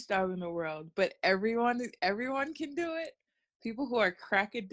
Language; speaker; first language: English; native; English